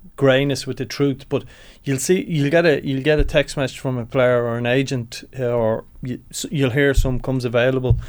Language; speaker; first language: English; native; English